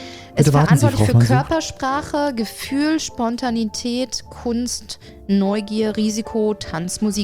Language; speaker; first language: German; native; German